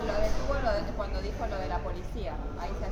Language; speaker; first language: Spanish; native; Spanish